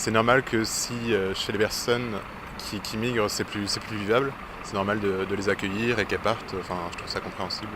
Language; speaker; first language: French; native; French